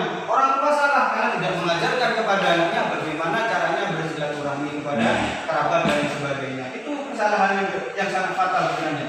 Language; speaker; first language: Indonesian; native; Indonesian